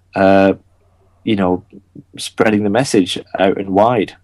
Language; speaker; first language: English; non-native, local second language; Gujarati